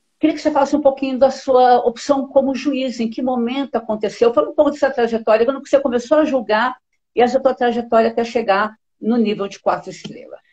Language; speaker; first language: Portuguese; native; Portuguese